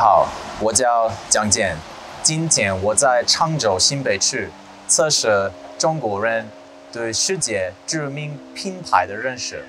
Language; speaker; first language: Chinese; non-native, learner; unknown